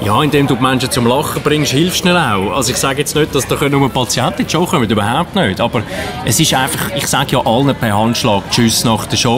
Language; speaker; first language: German; native; German